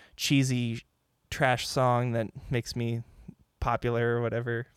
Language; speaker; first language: English; native; English